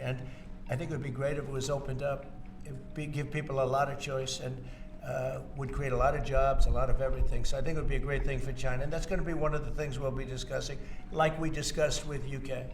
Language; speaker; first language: English; native; English